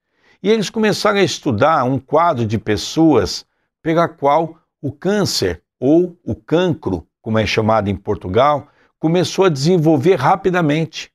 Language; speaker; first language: Portuguese; native; Portuguese